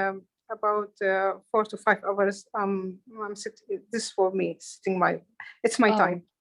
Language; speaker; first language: English; non-native, learner; Arabic